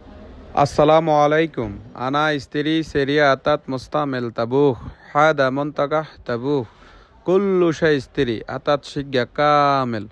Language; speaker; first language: Arabic; non-native, learner; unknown